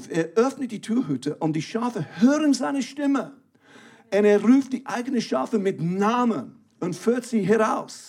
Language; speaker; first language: German; non-native, fluent; English